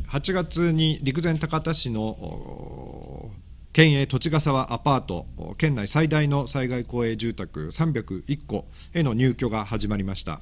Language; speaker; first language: Japanese; native; Japanese